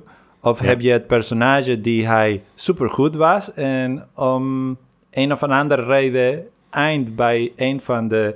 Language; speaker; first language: Dutch; non-native, fluent; Spanish